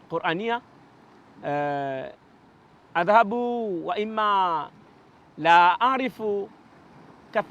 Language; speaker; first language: Arabic; non-native, learner; Comorian